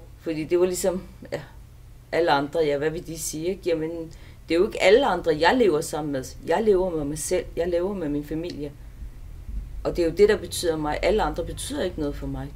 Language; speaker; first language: Danish; early bilingual, other home language; Turkish